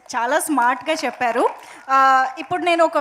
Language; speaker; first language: Telugu; native; Telugu